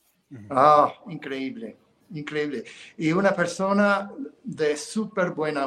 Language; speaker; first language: Spanish; non-native, fluent; English